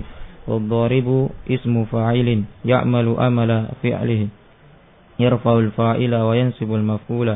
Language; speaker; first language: Arabic; non-native, fluent; Indonesian